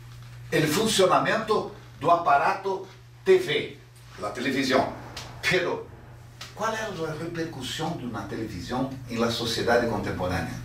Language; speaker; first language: Spanish; non-native, fluent; Portuguese